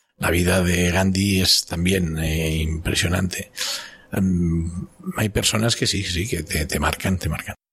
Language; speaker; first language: Spanish; non-native, local second language; Catalan